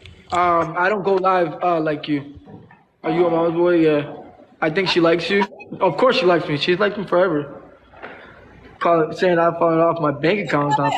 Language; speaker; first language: English; early bilingual, other home language; Spanish